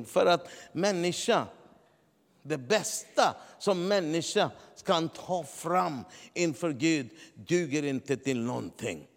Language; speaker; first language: Swedish; non-native, fluent; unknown